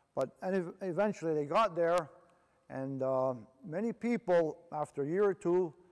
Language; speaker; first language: English; native; English